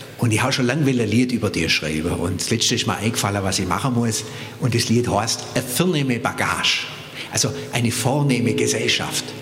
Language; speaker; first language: German; native; German